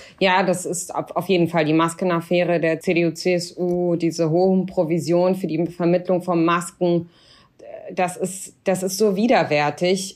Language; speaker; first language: German; early bilingual, other home language; Arabic